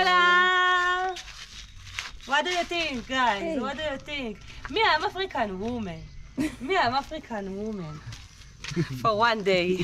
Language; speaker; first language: English; non-native, learner; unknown